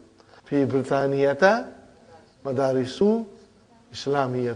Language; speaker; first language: Arabic; non-native, fluent; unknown